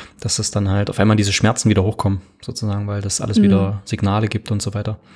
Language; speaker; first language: German; native; German